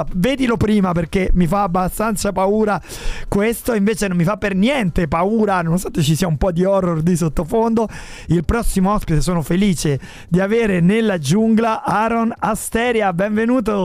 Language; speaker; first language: Italian; native; Italian